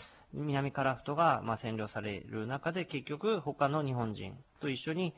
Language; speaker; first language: Japanese; native; Japanese